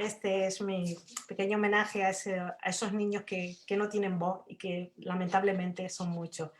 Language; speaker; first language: Spanish; native; Spanish